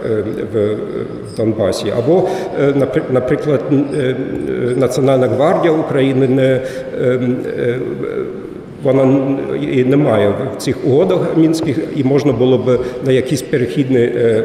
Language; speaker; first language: Ukrainian; non-native, fluent; German